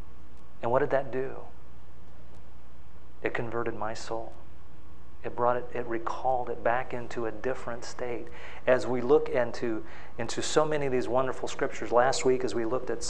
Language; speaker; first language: English; native; English